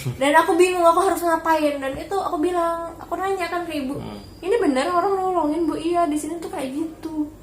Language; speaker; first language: Indonesian; native; Indonesian